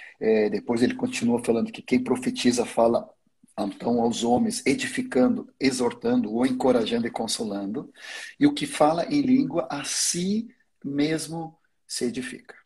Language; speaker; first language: Portuguese; non-native, fluent; Swedish